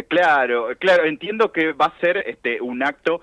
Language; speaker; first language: Spanish; native; Spanish